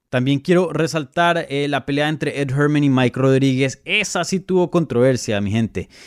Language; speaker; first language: Spanish; native; Spanish